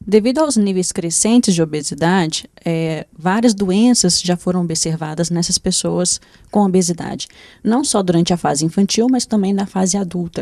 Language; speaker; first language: Portuguese; native; Portuguese